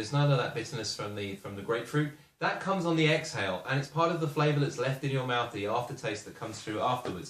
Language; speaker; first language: English; native; English